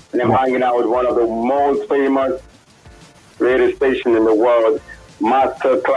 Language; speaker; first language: English; non-native, local second language; Yoruba